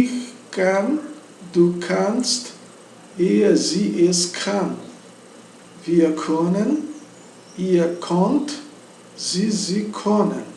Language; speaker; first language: German; non-native, learner; Portuguese